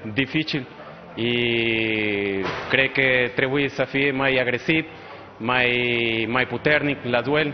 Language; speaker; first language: Romanian; non-native, learner; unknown